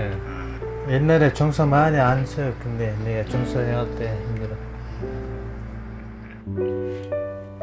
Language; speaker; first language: Korean; non-native, learner; Kyrgyz